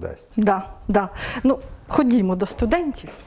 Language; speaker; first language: Ukrainian; native; Ukrainian